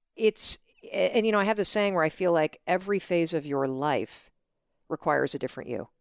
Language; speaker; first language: English; native; English